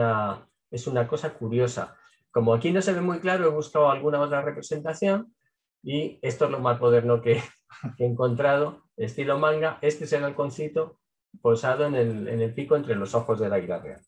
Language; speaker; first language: Spanish; native; Spanish